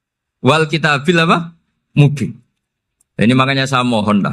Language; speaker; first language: Indonesian; non-native, local second language; Javanese